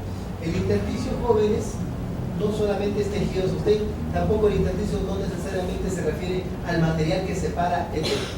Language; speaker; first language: Spanish; native; Spanish